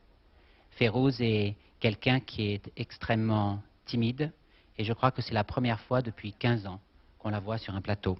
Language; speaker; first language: French; native; French